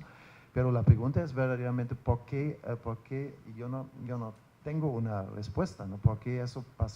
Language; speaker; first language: Spanish; non-native, fluent; German